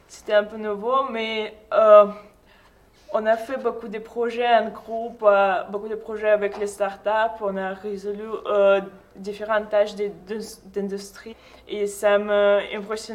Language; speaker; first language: French; non-native, fluent; Russian